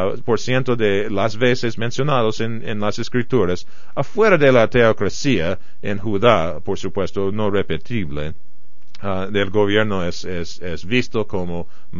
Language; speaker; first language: Spanish; non-native, fluent; English